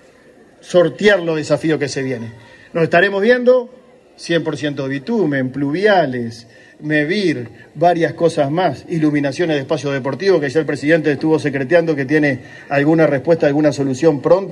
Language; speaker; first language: Spanish; native; Spanish